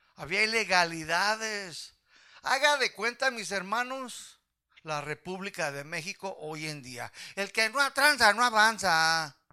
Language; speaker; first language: Spanish; early bilingual, heritage; Spanish